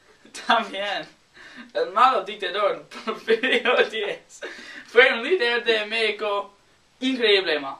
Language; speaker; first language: Spanish; non-native, learner; English